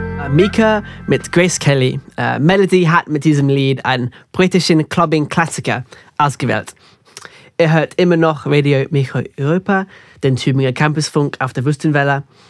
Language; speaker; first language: German; non-native, fluent; English